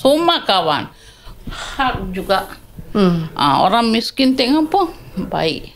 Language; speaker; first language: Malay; non-native, local second language; Tamil